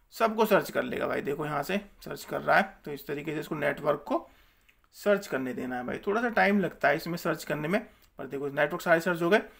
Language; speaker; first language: Hindi; native; Hindi